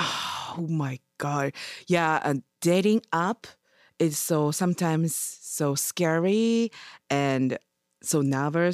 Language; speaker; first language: English; non-native, learner; Japanese